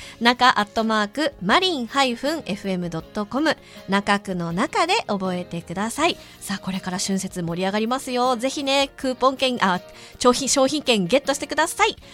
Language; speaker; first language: Japanese; native; Japanese